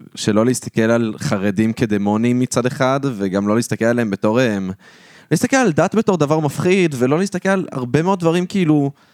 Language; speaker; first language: Hebrew; native; Hebrew